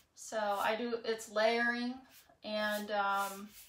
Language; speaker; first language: English; native; English